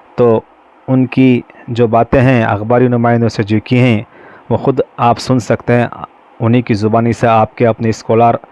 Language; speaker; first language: Urdu; native; Urdu